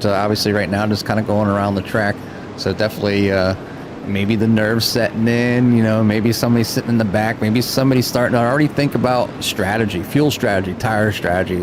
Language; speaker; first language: English; native; English